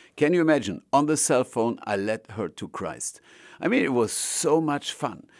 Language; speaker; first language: English; non-native, fluent; German